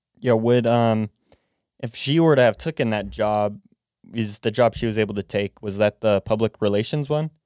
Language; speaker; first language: English; native; English